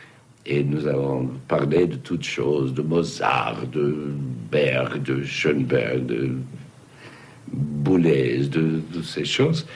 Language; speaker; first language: French; non-native, fluent; English